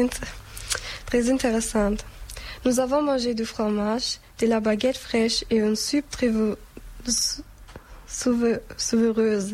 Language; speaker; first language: French; non-native, learner; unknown